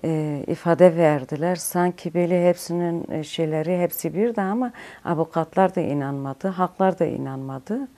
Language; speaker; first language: Turkish; non-native, local second language; Kurdish